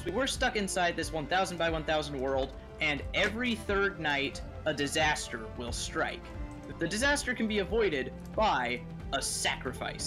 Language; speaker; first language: English; native; English